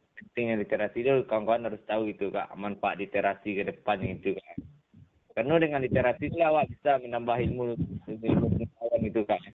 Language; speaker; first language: Indonesian; non-native, local second language; Minangkabau